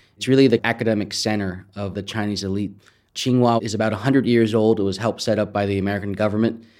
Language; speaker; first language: English; native; English